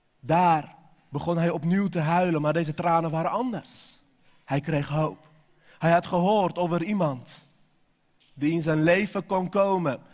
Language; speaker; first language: Dutch; non-native, fluent; Armenian